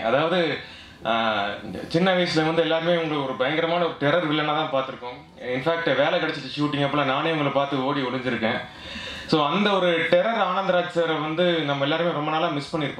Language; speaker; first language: Tamil; native; Tamil